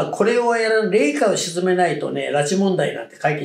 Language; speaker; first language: Japanese; native; Japanese